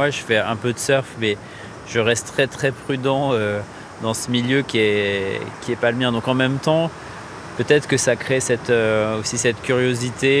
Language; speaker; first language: French; native; French